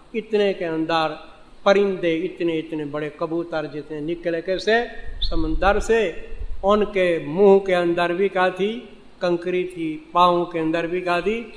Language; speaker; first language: Urdu; non-native, local second language; Saraiki